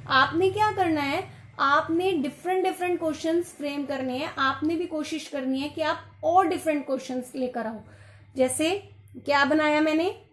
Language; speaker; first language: Hindi; non-native, local second language; Gujarati